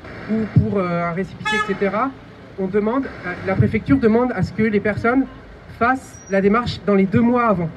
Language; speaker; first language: French; native; French